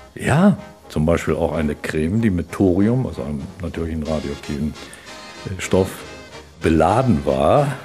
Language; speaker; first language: German; native; German